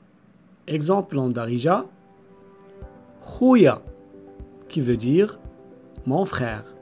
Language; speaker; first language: French; non-native, local second language; Arabic